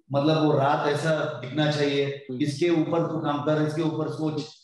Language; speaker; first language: Hindi; non-native, local second language; Kannada